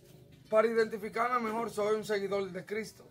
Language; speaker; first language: Spanish; native; Spanish